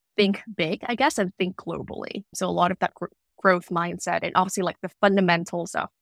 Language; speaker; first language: English; non-native, fluent; Vietnamese